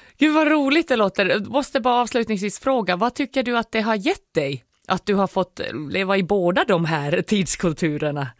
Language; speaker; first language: Swedish; native; Swedish